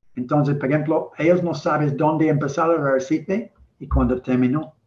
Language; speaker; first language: Spanish; non-native, learner; English